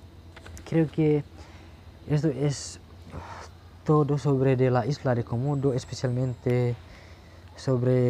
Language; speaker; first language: Spanish; non-native, learner; Indonesian